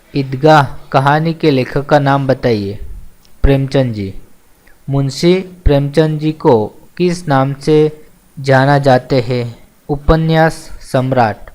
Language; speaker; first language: Hindi; non-native, local second language; Gujarati